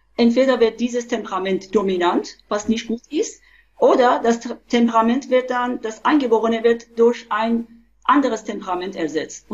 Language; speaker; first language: German; non-native, fluent; Persian